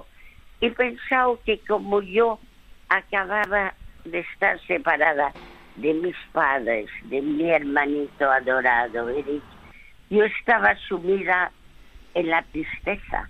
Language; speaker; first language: Spanish; early bilingual, other home language; French